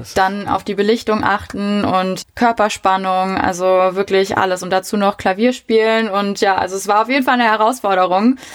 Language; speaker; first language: German; native; German